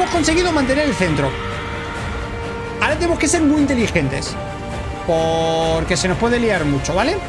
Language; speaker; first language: Spanish; native; Spanish